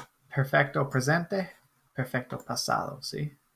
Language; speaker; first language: Spanish; non-native, fluent; English